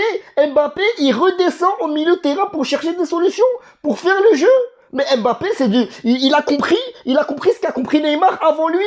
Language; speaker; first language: French; native; French